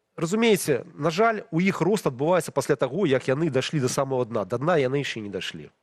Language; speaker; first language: Belarusian; non-native, local second language; Russian